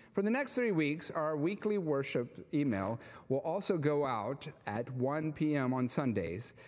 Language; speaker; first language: English; native; English